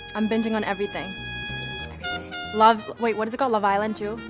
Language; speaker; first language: English; non-native, local second language; Swahili